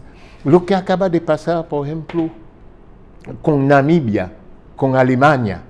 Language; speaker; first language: Spanish; non-native, fluent; French